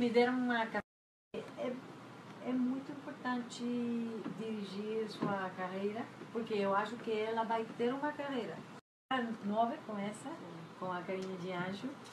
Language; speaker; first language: Portuguese; non-native, fluent; Spanish